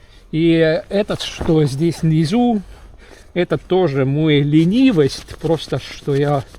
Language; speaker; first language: Russian; non-native, local second language; Estonian